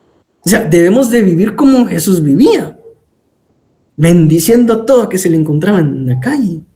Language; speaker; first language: Spanish; native; Spanish